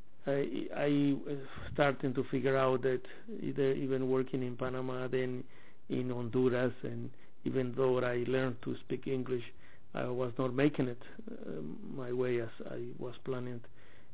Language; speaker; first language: English; non-native, fluent; Spanish